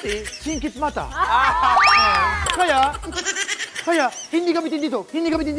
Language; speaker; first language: Filipino; non-native, fluent; Japanese